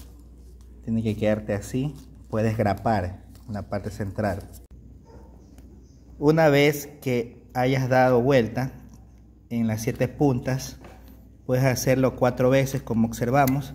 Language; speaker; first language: Spanish; native; Spanish